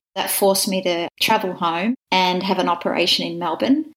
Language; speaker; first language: English; native; English